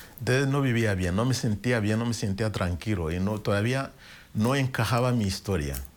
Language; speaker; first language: Spanish; non-native, fluent; Kinyarwanda